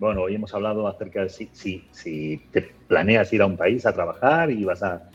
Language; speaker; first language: Spanish; native; Spanish